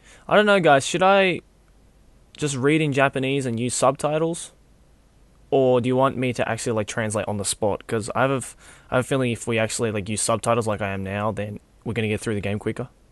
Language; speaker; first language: English; early bilingual, other home language; Japanese